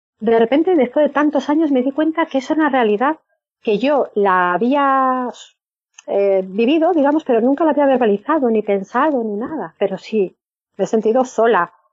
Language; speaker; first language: Spanish; native; Spanish